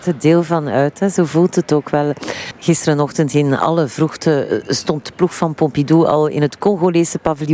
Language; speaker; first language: Dutch; native; Dutch